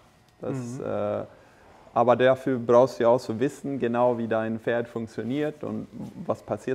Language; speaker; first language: German; non-native, fluent; Swedish